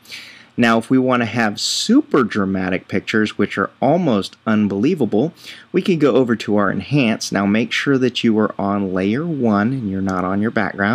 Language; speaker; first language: English; native; English